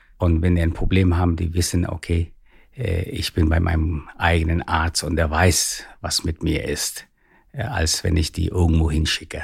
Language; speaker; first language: German; non-native, fluent; Persian